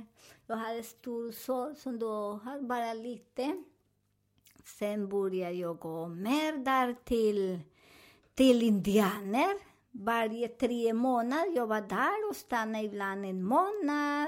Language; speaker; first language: Swedish; non-native, learner; Spanish